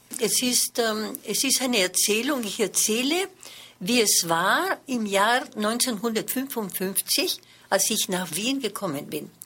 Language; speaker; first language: German; non-native, fluent; French